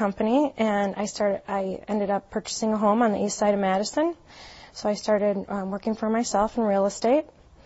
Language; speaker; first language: English; native; English